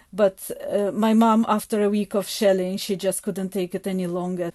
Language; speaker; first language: English; non-native, fluent; Ukrainian